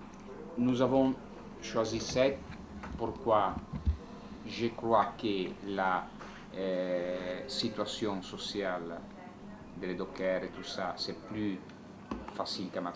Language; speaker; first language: French; non-native, learner; Italian